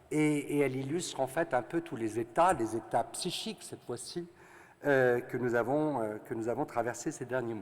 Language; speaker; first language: French; native; French